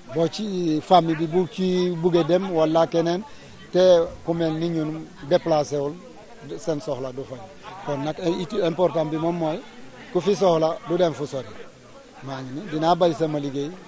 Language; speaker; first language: Wolof; non-native, local second language; Jola-Fonyi